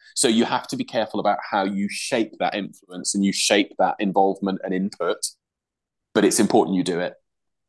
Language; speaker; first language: English; native; English